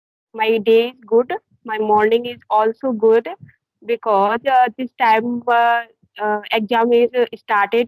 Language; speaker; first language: English; non-native, learner; Hindi